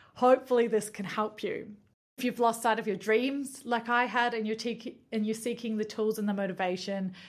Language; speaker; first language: English; native; English